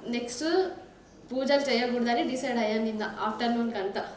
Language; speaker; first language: Telugu; non-native, local second language; Kannada